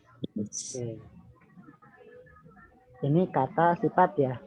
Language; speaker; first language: Indonesian; native; Indonesian